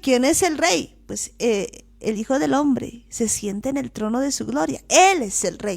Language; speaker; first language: Spanish; native; Spanish